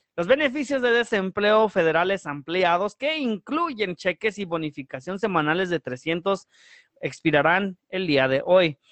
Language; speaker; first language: Spanish; early bilingual, heritage; Spanish